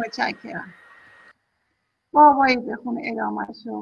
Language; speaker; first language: Persian; native; Persian